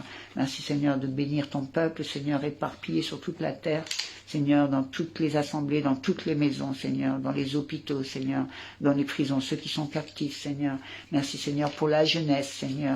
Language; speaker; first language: French; native; French